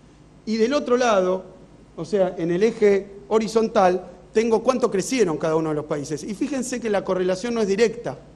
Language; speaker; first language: Spanish; native; Spanish